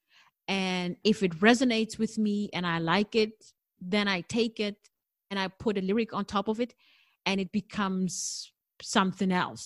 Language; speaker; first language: English; non-native, local second language; Northern Sotho